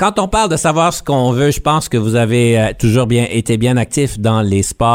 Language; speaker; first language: French; native; French